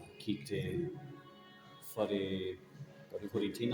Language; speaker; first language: Māori; non-native, local second language; English